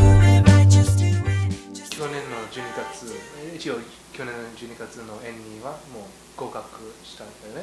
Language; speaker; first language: Japanese; non-native, learner; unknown